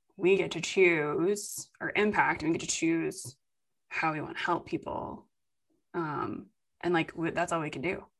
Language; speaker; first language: English; native; English